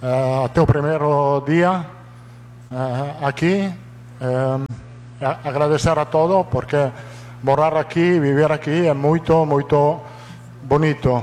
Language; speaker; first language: Portuguese; non-native, fluent; Italian